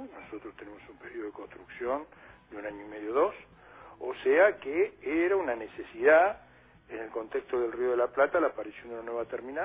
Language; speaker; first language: Spanish; native; Spanish